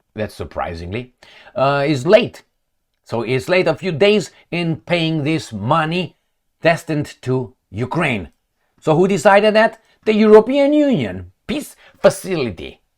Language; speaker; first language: English; non-native, fluent; Romanian